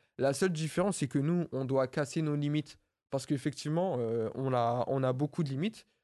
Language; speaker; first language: French; native; French